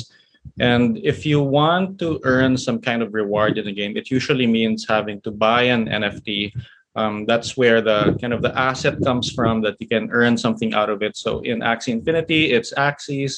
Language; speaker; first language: English; non-native, local second language; Filipino